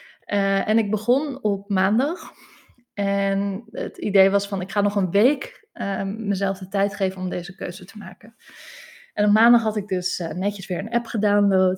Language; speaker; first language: Dutch; native; Dutch